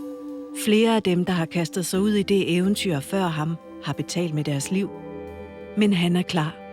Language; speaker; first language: Danish; native; Danish